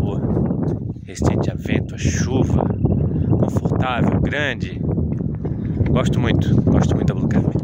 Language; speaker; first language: Portuguese; native; Portuguese